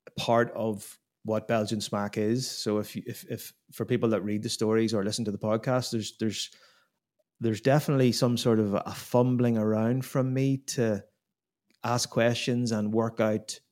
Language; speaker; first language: English; native; English